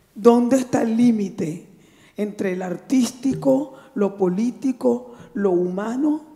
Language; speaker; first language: Spanish; native; Spanish